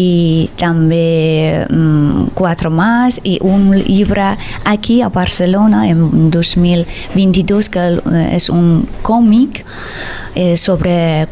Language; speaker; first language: Catalan; non-native, learner; Persian